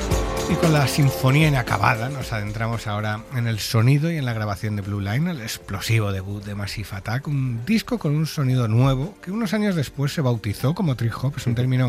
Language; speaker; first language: Spanish; native; Spanish